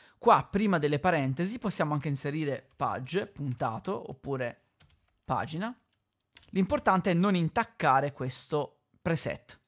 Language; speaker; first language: Italian; native; Italian